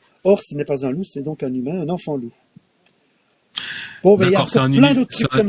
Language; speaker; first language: French; native; French